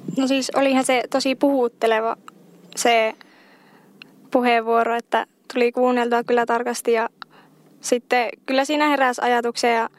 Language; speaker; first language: Finnish; native; Finnish